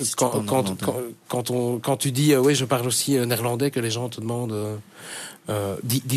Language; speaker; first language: French; native; French